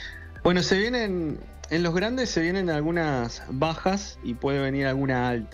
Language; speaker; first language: Spanish; native; Spanish